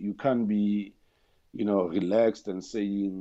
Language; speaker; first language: English; non-native, local second language; Tswana